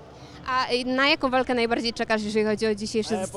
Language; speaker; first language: Polish; native; Polish